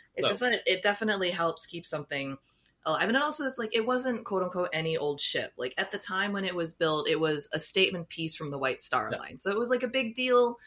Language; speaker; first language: English; native; English